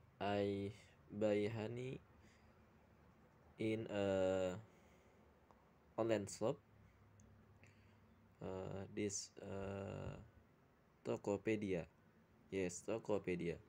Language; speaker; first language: English; non-native, learner; Indonesian